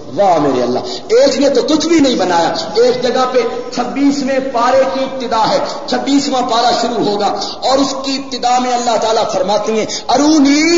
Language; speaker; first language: Urdu; non-native, local second language; Punjabi